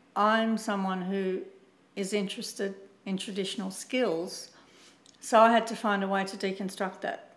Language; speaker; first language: English; native; English